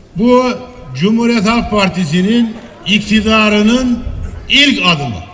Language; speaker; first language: Turkish; native; Turkish